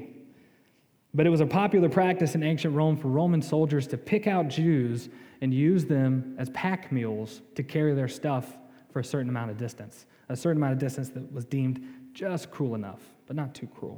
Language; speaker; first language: English; native; English